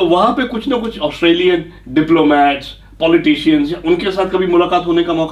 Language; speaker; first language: Hindi; native; Hindi